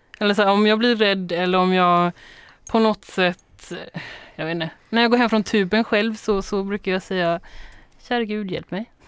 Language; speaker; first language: Swedish; native; Swedish